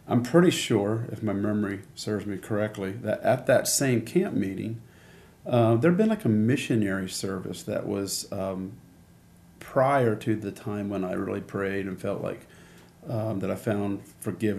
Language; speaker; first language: English; native; English